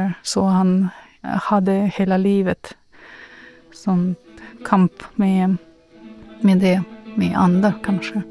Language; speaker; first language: Swedish; non-native, fluent; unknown